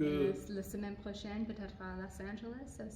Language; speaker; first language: French; non-native, fluent; English